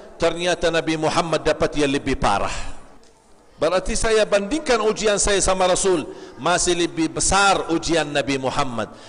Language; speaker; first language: Malay; non-native, fluent; Arabic